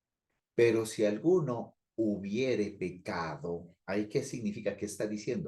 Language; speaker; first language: Spanish; native; Spanish